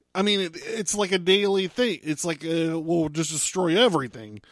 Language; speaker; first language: English; native; English